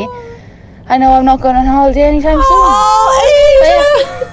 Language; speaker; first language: English; native; English